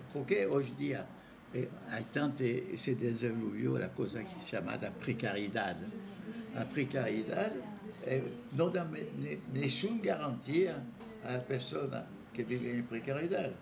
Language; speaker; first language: Spanish; non-native, fluent; French